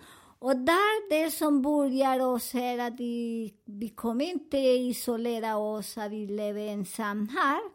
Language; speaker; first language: Swedish; non-native, learner; Spanish